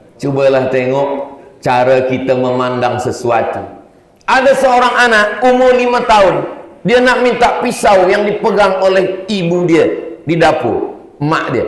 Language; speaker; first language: Malay; native; Malay